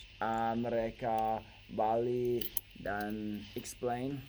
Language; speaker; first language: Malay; non-native, learner; English